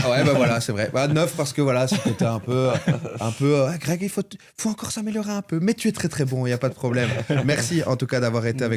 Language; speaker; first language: French; native; French